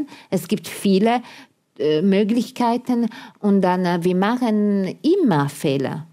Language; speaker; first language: German; non-native, fluent; Italian